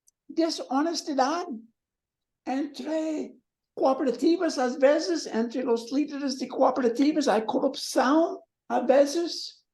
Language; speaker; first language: Portuguese; non-native, learner; English